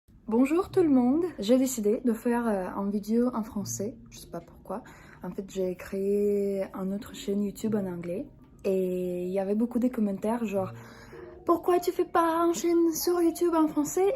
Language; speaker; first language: French; non-native, fluent; Russian